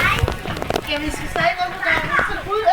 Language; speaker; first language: Danish; native; Danish